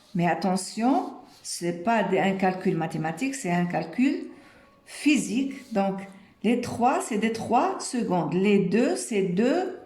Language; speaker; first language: French; non-native, local second language; Arabic